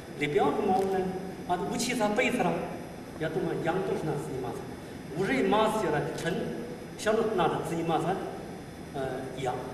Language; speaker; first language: Russian; non-native, learner; Chinese